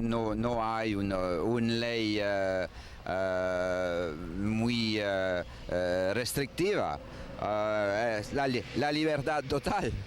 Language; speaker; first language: Spanish; non-native, learner; French